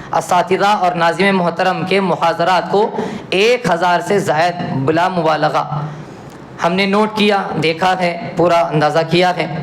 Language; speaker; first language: Urdu; native; Urdu